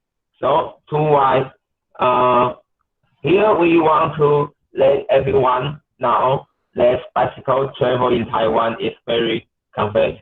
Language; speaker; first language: English; non-native, learner; Chinese